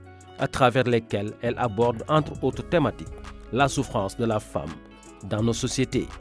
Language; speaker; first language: French; native; French